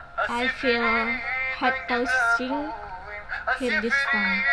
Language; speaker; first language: English; non-native, learner; Indonesian